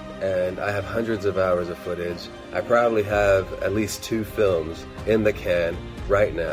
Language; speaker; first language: English; early bilingual, other home language; Spanish